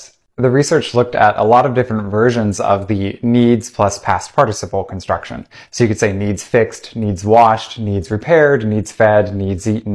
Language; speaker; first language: English; native; English